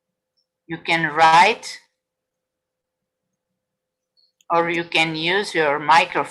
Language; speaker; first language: English; non-native, fluent; Spanish